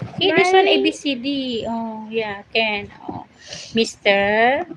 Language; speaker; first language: English; non-native, learner; Filipino